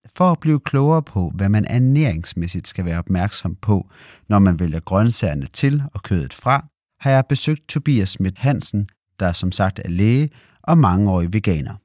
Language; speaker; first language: Danish; native; Danish